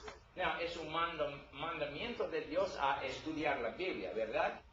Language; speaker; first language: Spanish; non-native, learner; English